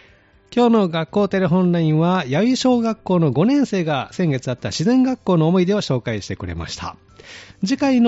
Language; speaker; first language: Japanese; native; Japanese